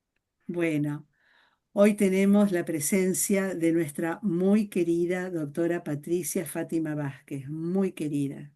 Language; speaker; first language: Spanish; native; Spanish